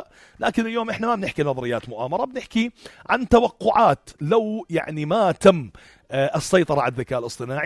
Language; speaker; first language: Arabic; native; Arabic